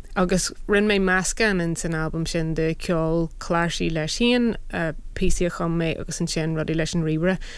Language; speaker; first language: Irish; non-native, local second language; English